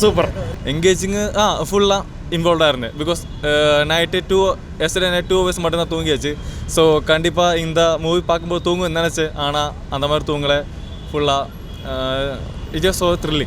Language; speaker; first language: Tamil; non-native, local second language; Malayalam